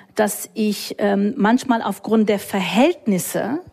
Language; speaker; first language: German; non-native, fluent; English